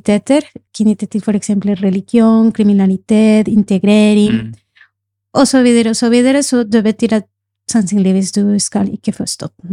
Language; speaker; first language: Norwegian; non-native, fluent; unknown